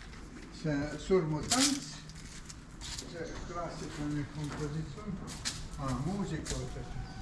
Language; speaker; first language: Estonian; non-native, learner; Ukrainian